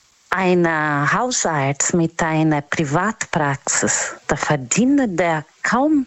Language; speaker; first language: German; non-native, learner; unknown